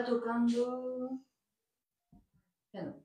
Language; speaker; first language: Spanish; non-native, learner; French